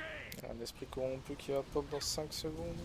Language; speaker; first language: French; native; French